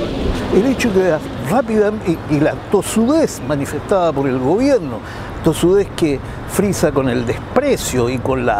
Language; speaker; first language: Spanish; native; Spanish